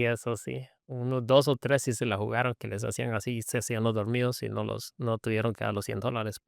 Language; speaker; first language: Spanish; native; Spanish